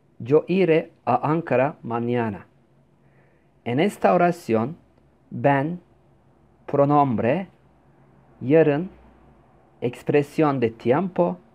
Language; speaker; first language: Spanish; non-native, fluent; Turkish